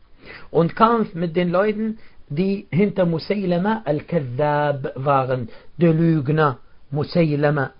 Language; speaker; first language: German; non-native, fluent; Arabic